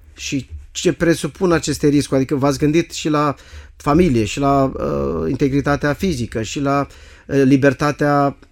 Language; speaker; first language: Romanian; native; Romanian